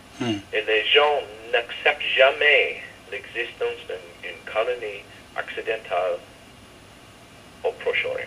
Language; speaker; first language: French; non-native, fluent; English